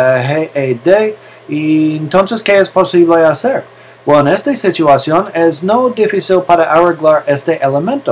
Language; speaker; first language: Spanish; non-native, learner; English